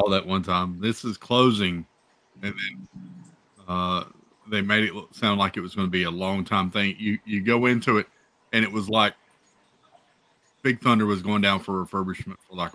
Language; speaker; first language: English; native; English